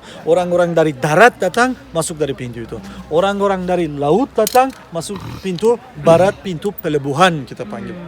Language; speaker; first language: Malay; non-native, fluent; Turkish